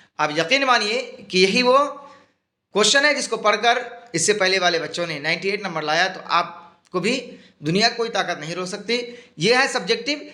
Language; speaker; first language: Urdu; native; Urdu